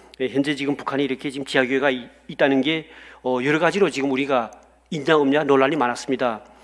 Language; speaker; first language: Korean; native; Korean